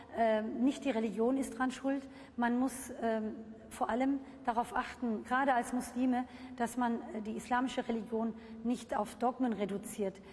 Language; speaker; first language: German; early bilingual, other home language; Turkish